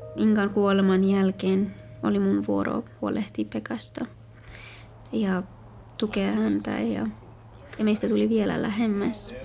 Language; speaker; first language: Finnish; non-native, fluent; Persian